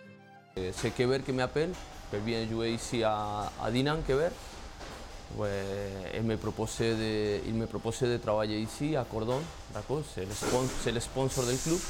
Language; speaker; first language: French; non-native, learner; Spanish